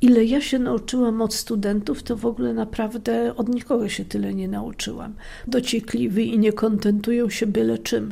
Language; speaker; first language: Polish; native; Polish